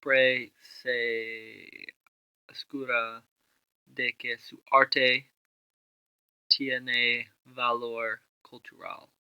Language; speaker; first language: Spanish; non-native, learner; English